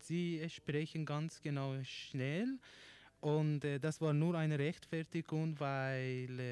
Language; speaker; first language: German; non-native, learner; Persian